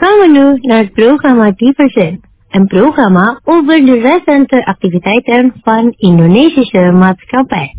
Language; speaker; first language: Dutch; non-native, learner; Indonesian